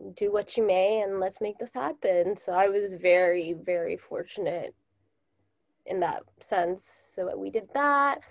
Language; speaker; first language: English; non-native, fluent; Japanese